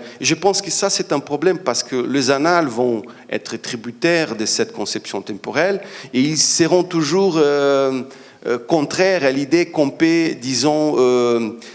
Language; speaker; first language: French; non-native, fluent; Portuguese